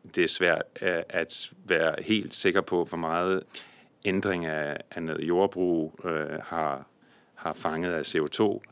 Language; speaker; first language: Danish; early bilingual, other home language; English